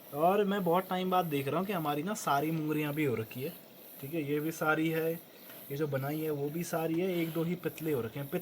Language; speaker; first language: Hindi; native; Hindi